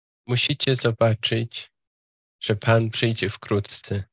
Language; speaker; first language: Polish; non-native, fluent; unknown